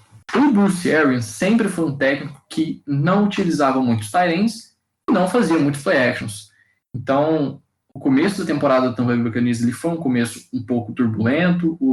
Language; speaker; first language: Portuguese; native; Portuguese